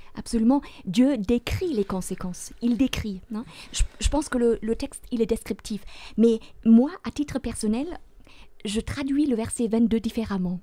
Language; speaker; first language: French; non-native, fluent; German